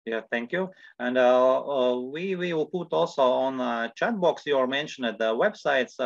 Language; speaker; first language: English; non-native, fluent; Latvian